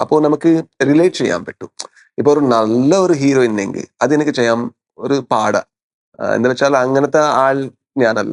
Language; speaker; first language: Malayalam; non-native, learner; Kannada